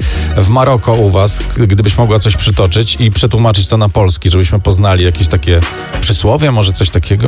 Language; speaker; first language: Polish; native; Polish